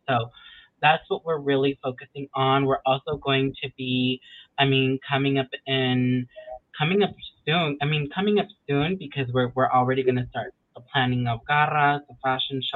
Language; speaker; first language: English; early bilingual, other home language; Spanish